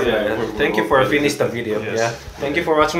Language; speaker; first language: English; non-native, fluent; Korean